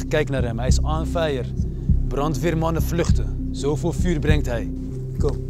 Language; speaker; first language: Dutch; native; Dutch